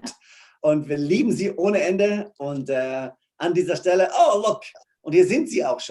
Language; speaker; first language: German; native; German